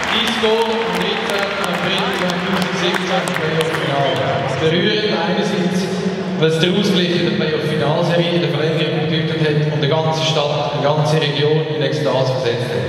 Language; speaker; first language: German; native; German